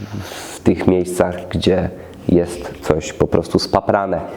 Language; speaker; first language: Polish; native; Polish